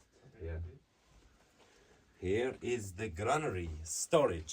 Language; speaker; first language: English; non-native, learner; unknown